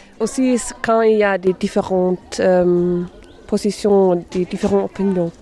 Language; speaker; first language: French; non-native, fluent; German